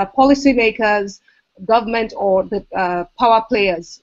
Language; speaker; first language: English; non-native, local second language; Igbo